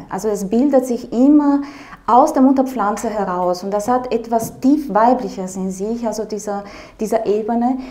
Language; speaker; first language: German; non-native, fluent; Romanian